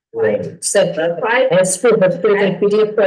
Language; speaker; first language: English; non-native, learner; Bangla